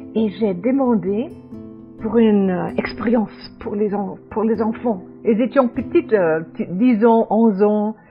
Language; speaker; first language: French; non-native, learner; German